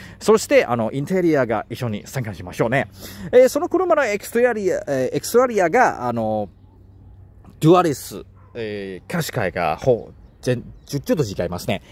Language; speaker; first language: Japanese; non-native, learner; Chinese